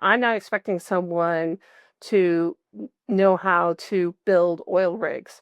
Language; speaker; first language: English; native; English